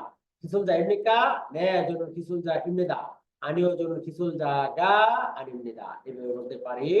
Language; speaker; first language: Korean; non-native, fluent; Bangla